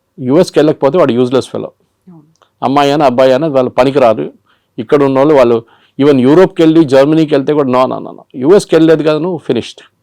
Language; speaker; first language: Telugu; non-native, local second language; Malayalam